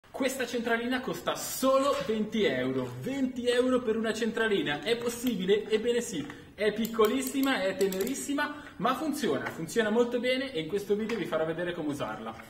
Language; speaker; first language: Italian; native; Italian